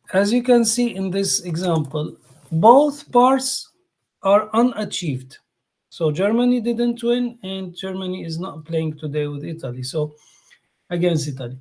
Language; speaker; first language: English; non-native, fluent; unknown